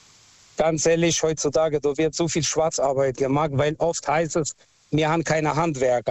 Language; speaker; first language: German; non-native, local second language; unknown